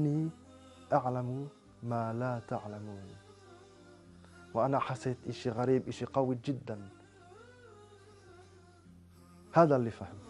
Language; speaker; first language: Arabic; non-native, learner; French